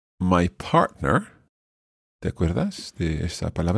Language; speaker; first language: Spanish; non-native, fluent; English